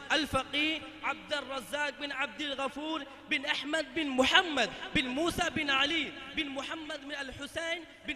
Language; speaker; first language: Arabic; non-native, fluent; Urdu